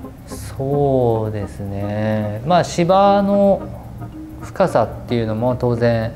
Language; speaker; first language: Japanese; native; Japanese